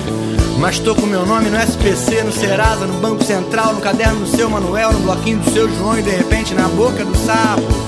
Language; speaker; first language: Portuguese; native; Portuguese